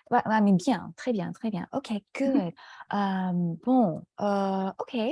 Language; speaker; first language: French; non-native, fluent; English